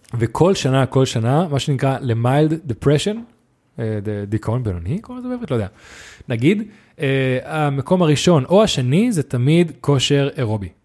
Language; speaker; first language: Hebrew; native; Hebrew